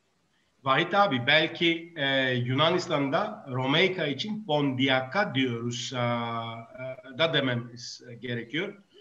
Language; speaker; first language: Turkish; non-native, fluent; Greek